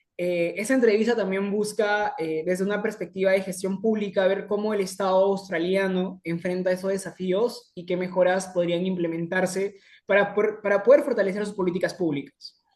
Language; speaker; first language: Spanish; native; Spanish